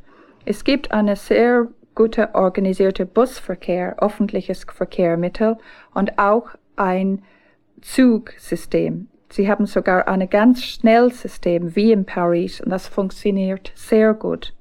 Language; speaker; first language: German; non-native, fluent; English